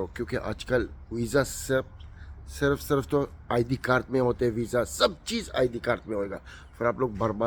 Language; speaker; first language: Hindi; non-native, learner; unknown